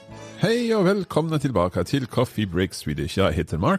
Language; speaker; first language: Swedish; non-native, learner; English